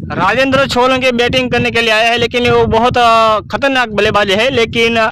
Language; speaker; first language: Hindi; non-native, local second language; Gujarati